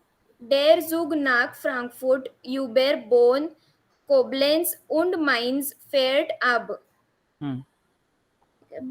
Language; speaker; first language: German; non-native, learner; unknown